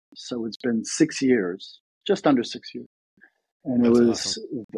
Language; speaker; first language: English; early bilingual, other home language; Russian